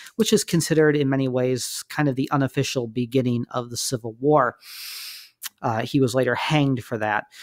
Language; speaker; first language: English; native; English